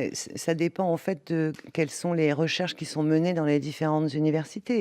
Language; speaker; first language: French; native; French